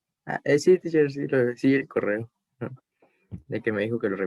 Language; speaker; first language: Spanish; native; Spanish